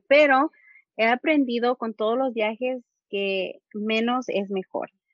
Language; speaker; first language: Spanish; early bilingual, heritage; Spanish